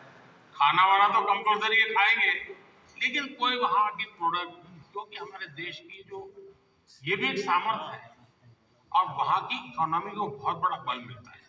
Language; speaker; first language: Hindi; native; Hindi